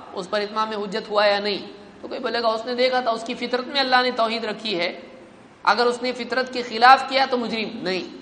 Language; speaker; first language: Urdu; native; Urdu